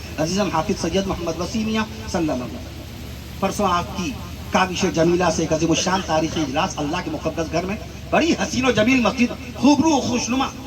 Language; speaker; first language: Urdu; native; Urdu